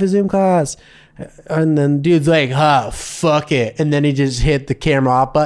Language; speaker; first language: English; native; English